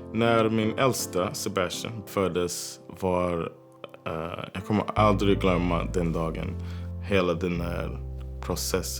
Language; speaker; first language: Swedish; non-native, fluent; English